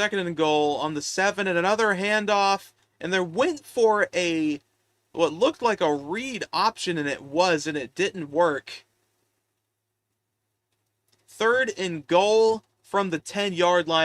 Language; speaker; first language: English; native; English